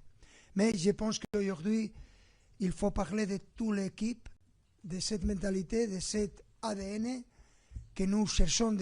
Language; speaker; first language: French; non-native, fluent; Spanish